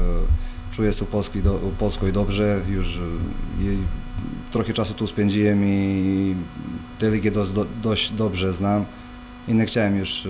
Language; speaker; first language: Polish; non-native, fluent; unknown